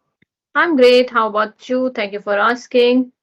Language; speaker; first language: English; non-native, learner; Hindi